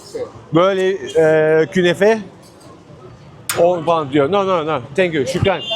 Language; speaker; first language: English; non-native, learner; Turkish